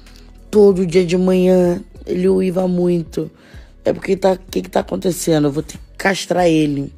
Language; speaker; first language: Portuguese; native; Portuguese